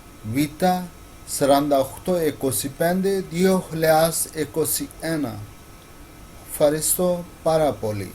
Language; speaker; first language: Greek; non-native, learner; Urdu